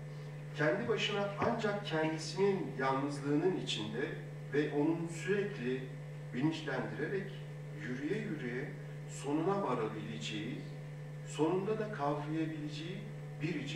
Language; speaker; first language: Turkish; native; Turkish